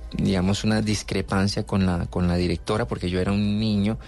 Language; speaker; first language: Spanish; native; Spanish